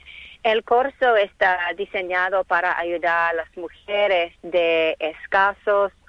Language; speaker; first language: Spanish; non-native, learner; English